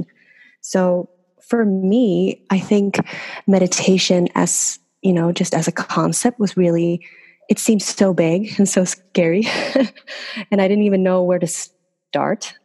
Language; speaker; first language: English; non-native, fluent; Swedish